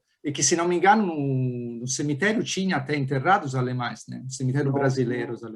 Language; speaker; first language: Portuguese; non-native, fluent; Italian